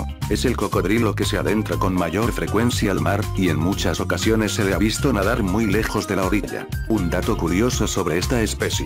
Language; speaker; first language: Spanish; native; Spanish